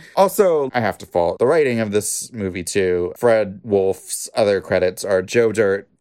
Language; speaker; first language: English; native; English